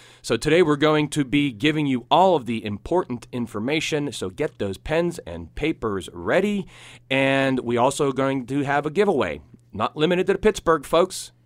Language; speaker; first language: English; native; English